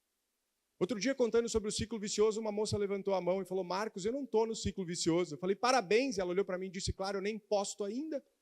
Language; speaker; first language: Portuguese; native; Portuguese